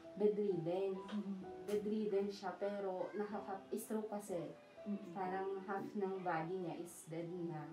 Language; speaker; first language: Filipino; native; Filipino